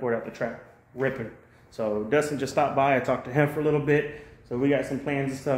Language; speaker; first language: English; native; English